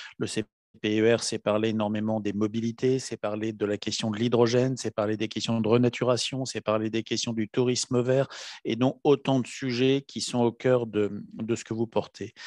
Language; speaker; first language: French; native; French